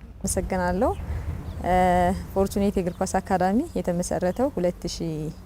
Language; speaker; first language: Amharic; native; Amharic